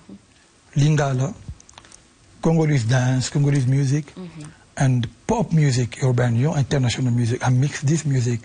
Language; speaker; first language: English; non-native, learner; Lingala